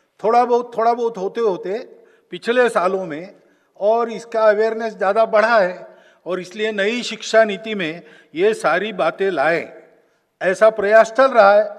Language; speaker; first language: Hindi; non-native, local second language; Marathi